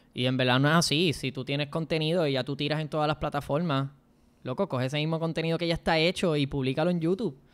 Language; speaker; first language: Spanish; native; Spanish